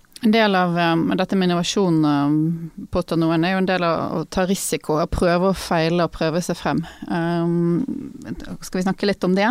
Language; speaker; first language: Norwegian; native; Norwegian